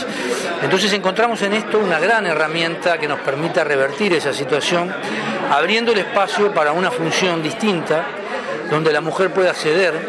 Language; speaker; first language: Spanish; native; Spanish